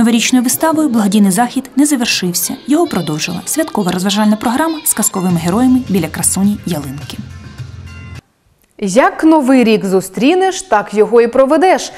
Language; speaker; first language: Ukrainian; native; Ukrainian